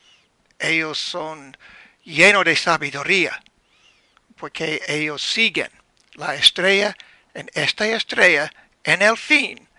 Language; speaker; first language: Spanish; non-native, learner; English